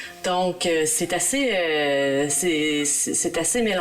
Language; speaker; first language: French; native; French